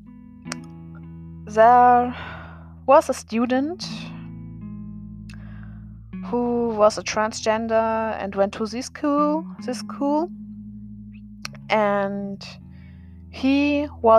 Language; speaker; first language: English; non-native, fluent; German